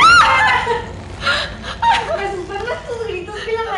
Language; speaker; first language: Spanish; native; Spanish